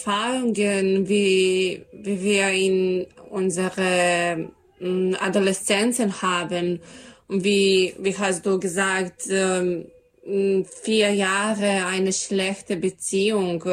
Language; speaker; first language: German; non-native, learner; Serbian